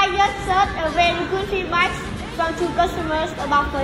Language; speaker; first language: English; non-native, learner; Vietnamese